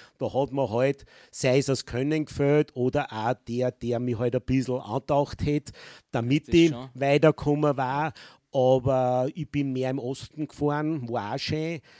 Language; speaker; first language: German; native; German